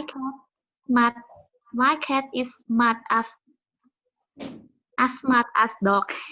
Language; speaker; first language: English; non-native, learner; Khmer